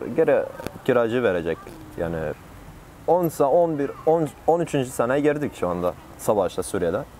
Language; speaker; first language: Turkish; non-native, learner; Arabic